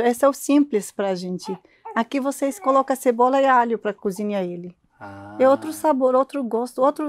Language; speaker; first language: Portuguese; non-native, learner; Arabic